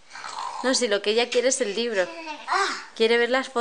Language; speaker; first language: Spanish; native; Spanish